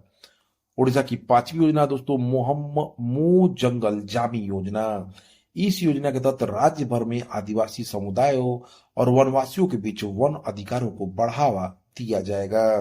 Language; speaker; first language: Hindi; native; Hindi